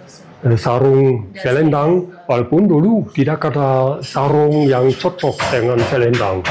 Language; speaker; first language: Indonesian; non-native, learner; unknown